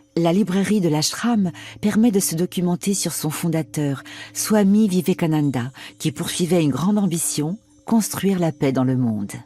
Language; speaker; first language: French; native; French